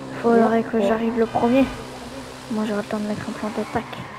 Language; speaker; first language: French; native; French